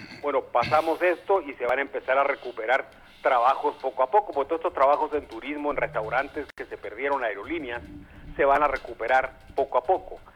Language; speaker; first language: Spanish; native; Spanish